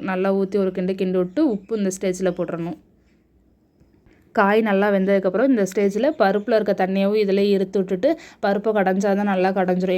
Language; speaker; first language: Tamil; native; Tamil